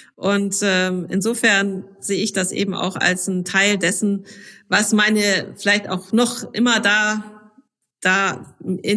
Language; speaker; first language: German; native; German